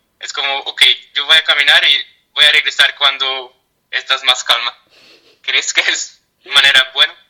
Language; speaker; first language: Spanish; non-native, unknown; Dutch